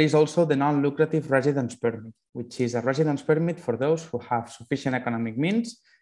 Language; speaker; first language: English; non-native, fluent; Spanish